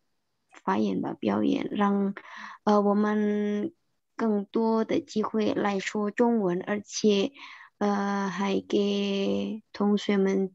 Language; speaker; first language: Chinese; non-native, fluent; Indonesian